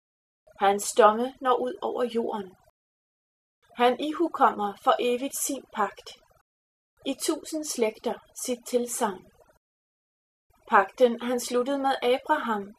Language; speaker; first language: Danish; native; Danish